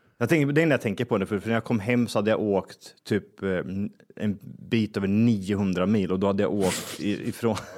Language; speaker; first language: Swedish; native; Swedish